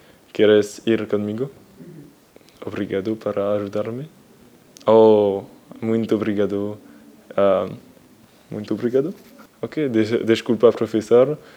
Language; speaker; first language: Portuguese; non-native, learner; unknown